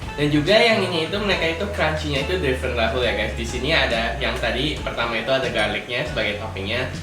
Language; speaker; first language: Indonesian; native; Indonesian